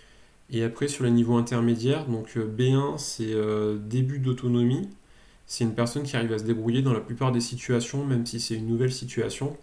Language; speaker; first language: French; native; French